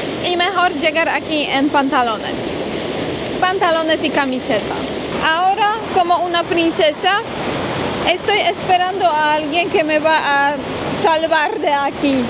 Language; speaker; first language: Spanish; non-native, fluent; Polish